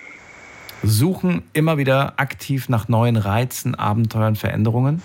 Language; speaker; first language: German; native; German